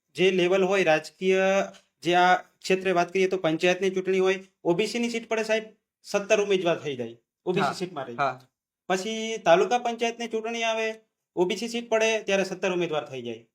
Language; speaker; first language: Gujarati; native; Gujarati